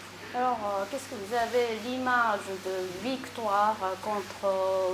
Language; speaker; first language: French; non-native, fluent; Japanese